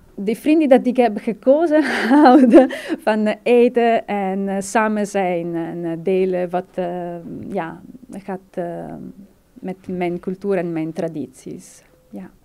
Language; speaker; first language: Dutch; non-native, fluent; Italian